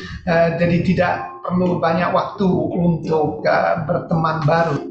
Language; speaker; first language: Indonesian; non-native, fluent; English